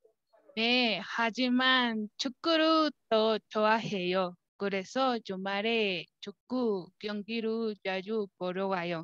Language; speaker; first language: Korean; non-native, learner; Spanish